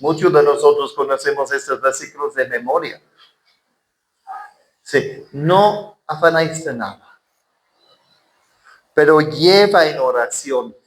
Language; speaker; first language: Spanish; non-native, fluent; English